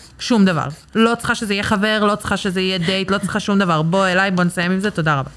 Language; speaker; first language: Hebrew; early bilingual, other home language; English